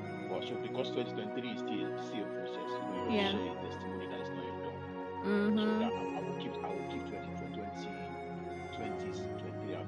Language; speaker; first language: English; non-native, local second language; Yoruba